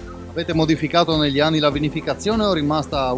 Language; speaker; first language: Italian; native; Italian